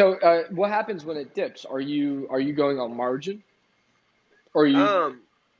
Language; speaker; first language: English; native; English